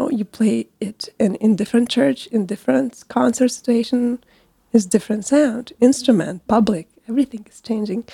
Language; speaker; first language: English; non-native, fluent; Lithuanian